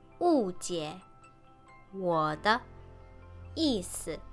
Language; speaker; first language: Chinese; non-native, learner; English